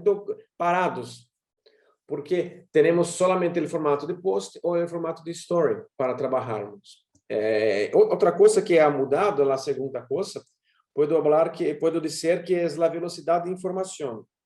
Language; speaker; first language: Spanish; non-native, learner; Portuguese